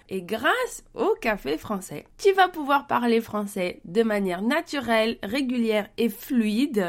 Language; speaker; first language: French; native; French